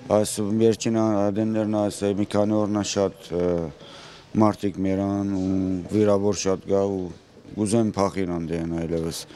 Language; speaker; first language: Armenian; native; Armenian